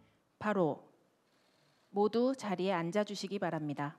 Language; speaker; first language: Korean; native; Korean